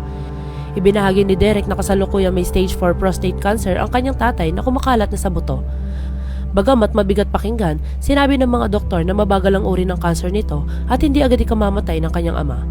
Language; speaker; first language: Filipino; native; Filipino